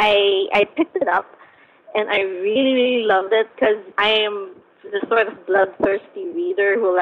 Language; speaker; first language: English; non-native, local second language; Filipino